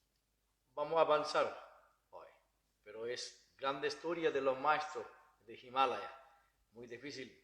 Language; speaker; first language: Spanish; non-native, learner; Bangla